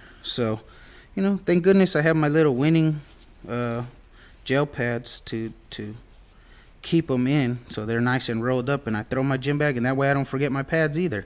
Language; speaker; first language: English; native; English